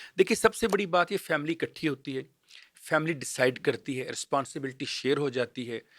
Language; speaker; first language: Urdu; native; Urdu